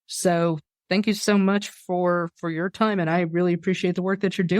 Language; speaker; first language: English; native; English